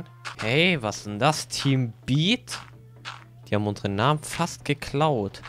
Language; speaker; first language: German; native; German